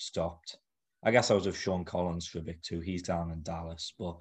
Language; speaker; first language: English; native; English